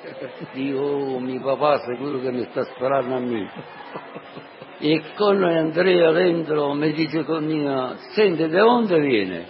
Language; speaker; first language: Italian; non-native, learner; Sicilian